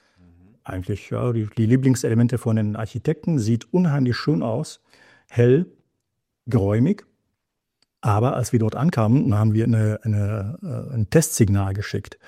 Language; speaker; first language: German; native; German